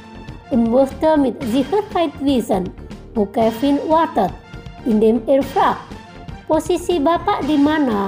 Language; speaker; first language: German; non-native, fluent; Indonesian